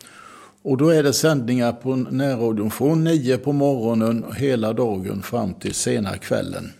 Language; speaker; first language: Swedish; native; Swedish